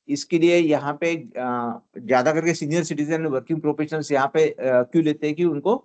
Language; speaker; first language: Hindi; non-native, local second language; Marathi